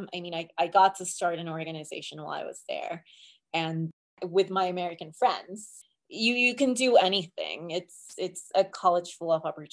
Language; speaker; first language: English; non-native, fluent; Spanish